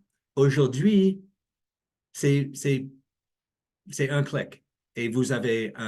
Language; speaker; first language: French; non-native, learner; English